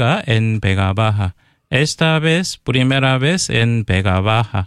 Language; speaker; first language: Spanish; non-native, learner; Korean